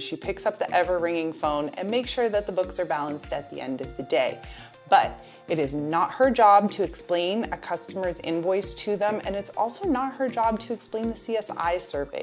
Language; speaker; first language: English; native; English